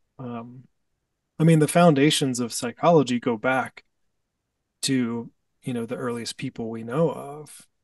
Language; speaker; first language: English; native; English